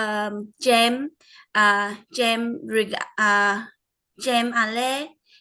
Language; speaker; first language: French; non-native, learner; Vietnamese